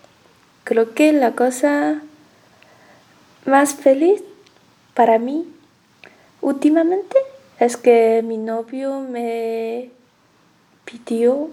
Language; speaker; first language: Spanish; non-native, learner; Chinese